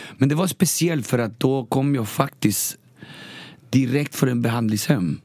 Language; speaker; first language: Swedish; early bilingual, other home language; Spanish